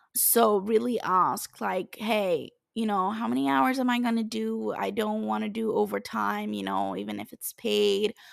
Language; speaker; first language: English; non-native, fluent; Italian